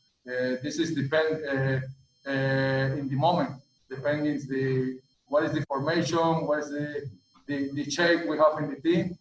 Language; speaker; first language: English; non-native, learner; Spanish